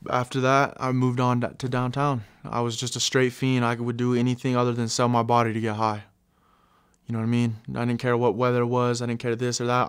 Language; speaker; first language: English; native; English